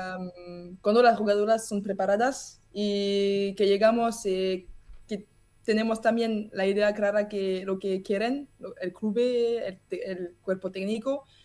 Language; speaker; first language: Spanish; non-native, learner; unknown